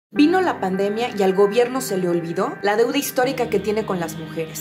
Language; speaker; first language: Spanish; native; Spanish